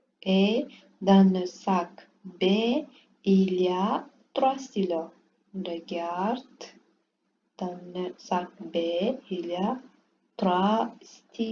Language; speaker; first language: French; non-native, learner; Portuguese